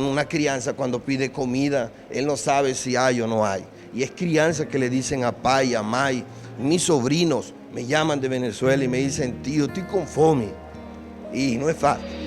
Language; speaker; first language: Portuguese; non-native, learner; Spanish